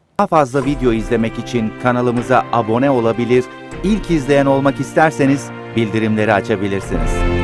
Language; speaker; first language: Turkish; native; Turkish